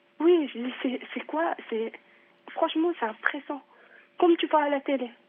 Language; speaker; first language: French; non-native, fluent; Arabic